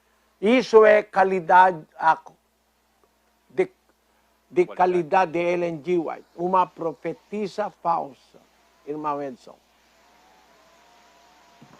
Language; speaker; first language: Portuguese; non-native, fluent; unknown